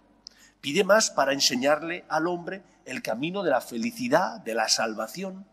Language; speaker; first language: Spanish; native; Spanish